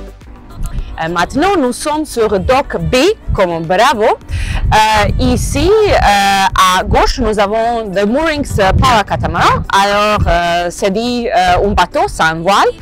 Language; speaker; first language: French; non-native, learner; Croatian